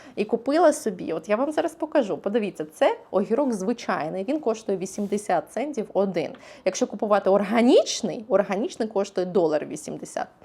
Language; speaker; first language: Ukrainian; native; Ukrainian